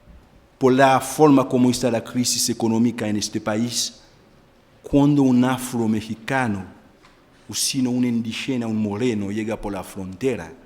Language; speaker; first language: Spanish; non-native, fluent; Haitian Creole